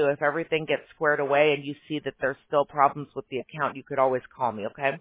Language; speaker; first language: English; native; English